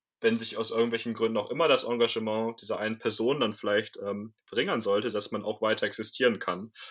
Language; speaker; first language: German; native; German